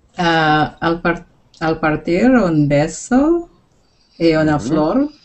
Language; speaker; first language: Spanish; non-native, learner; English